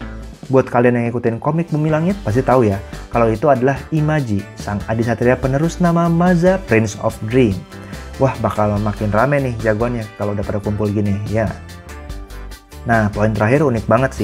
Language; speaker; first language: Indonesian; native; Indonesian